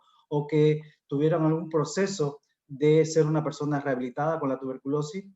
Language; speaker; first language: Spanish; native; Spanish